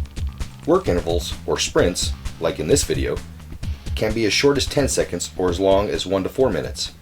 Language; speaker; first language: English; native; English